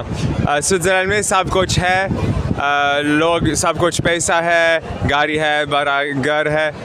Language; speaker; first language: Hindi; non-native, learner; German